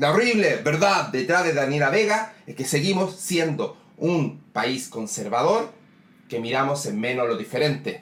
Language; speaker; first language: Spanish; native; Spanish